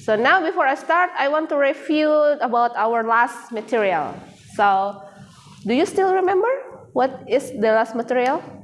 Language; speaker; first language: English; non-native, fluent; Indonesian